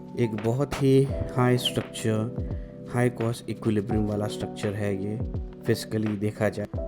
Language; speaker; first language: Hindi; native; Hindi